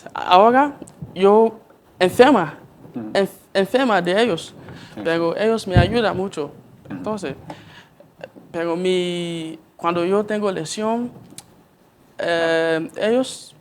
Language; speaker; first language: Spanish; non-native, learner; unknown